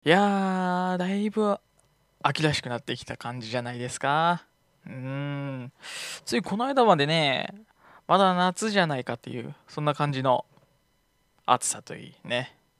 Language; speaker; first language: Japanese; native; Japanese